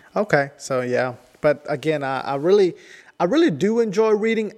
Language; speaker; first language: English; non-native, fluent; Spanish